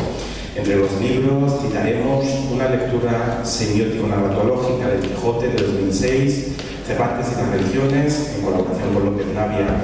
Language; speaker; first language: Spanish; native; Spanish